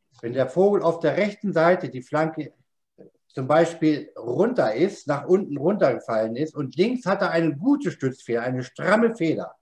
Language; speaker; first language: German; native; German